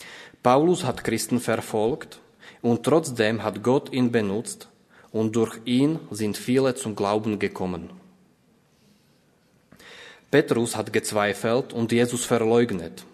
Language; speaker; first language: German; non-native, fluent; Slovak